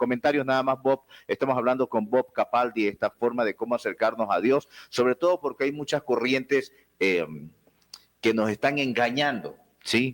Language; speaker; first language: Spanish; native; Spanish